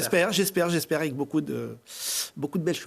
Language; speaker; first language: French; native; French